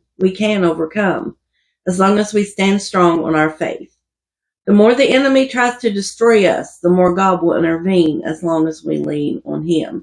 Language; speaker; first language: English; native; English